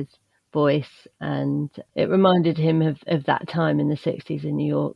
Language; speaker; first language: English; native; English